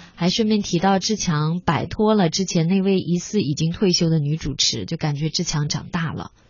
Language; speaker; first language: Chinese; native; Chinese